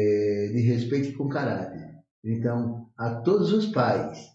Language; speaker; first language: Portuguese; native; Portuguese